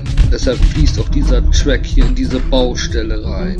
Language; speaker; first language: German; native; German